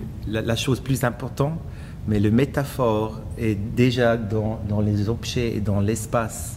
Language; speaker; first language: French; non-native, fluent; German